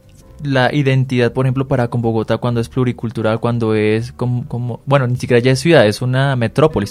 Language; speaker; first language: Spanish; native; Spanish